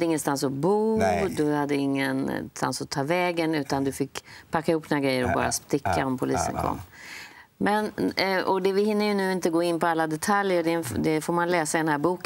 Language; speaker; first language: Swedish; native; Swedish